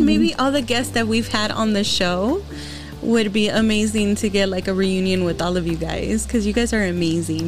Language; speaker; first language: English; early bilingual, other home language; Spanish